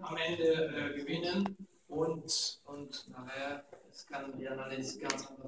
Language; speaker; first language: German; non-native, local second language; French